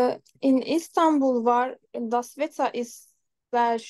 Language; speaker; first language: German; non-native, learner; Turkish